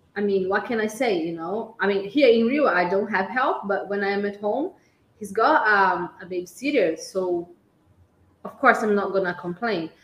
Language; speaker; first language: English; non-native, fluent; Portuguese